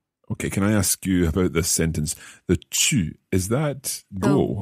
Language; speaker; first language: English; native; English